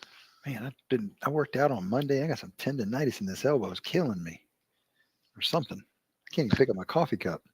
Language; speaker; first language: English; native; English